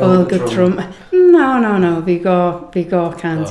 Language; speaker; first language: Irish; non-native, learner; English